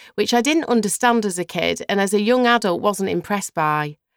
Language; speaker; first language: English; native; English